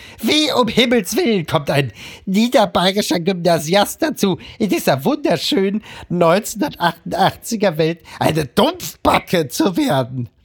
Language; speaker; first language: German; native; German